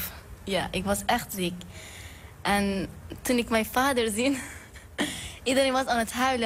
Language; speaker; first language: Dutch; non-native, fluent; Persian